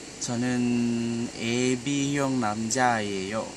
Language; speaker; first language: Korean; non-native, learner; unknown